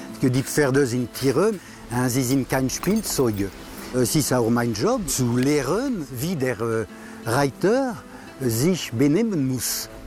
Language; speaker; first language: German; non-native, fluent; French